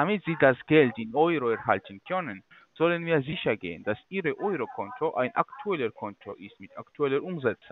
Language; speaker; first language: German; non-native, fluent; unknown